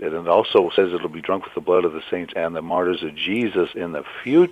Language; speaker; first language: English; native; English